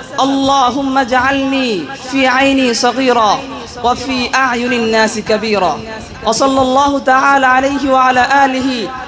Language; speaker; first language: Arabic; non-native, fluent; Bangla